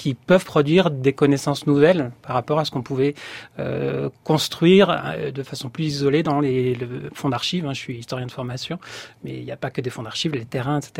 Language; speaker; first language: French; native; French